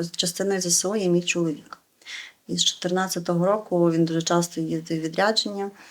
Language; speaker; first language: Ukrainian; native; Ukrainian